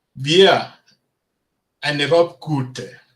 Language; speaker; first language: German; non-native, learner; Bini